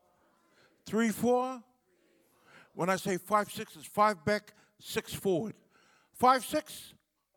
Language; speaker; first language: English; non-native, local second language; Samoan